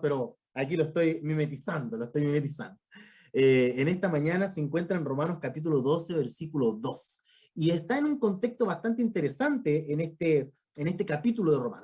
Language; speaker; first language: Spanish; native; Spanish